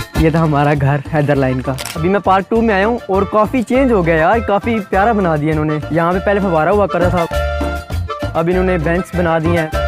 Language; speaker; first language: Urdu; non-native, local second language; Punjabi